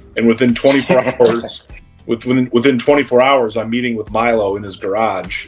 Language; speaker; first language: English; native; English